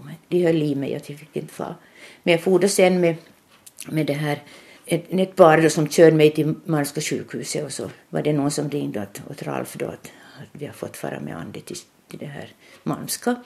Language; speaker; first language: Swedish; native; Swedish